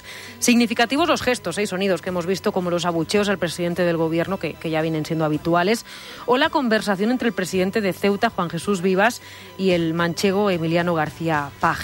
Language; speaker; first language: Spanish; native; Spanish